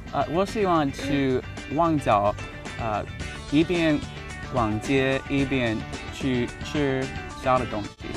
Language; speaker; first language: Chinese; non-native, learner; English